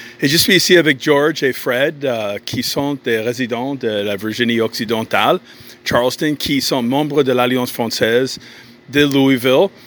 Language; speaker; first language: French; non-native, fluent; English